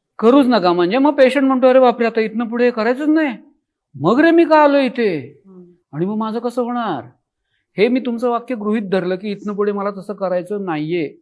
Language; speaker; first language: Marathi; native; Marathi